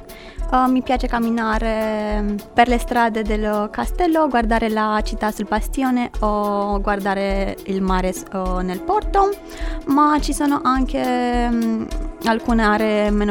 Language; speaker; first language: Italian; non-native, fluent; Romanian